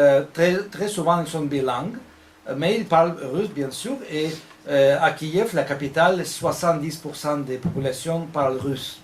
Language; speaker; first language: French; non-native, fluent; Russian